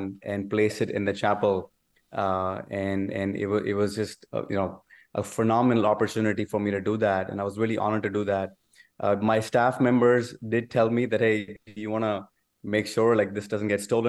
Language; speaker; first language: English; non-native, local second language; Urdu